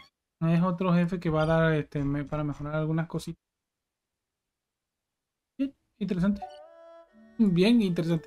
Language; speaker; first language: Spanish; native; Spanish